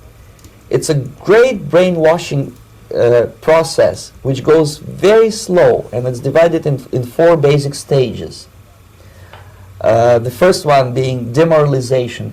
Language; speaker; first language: English; non-native, fluent; Russian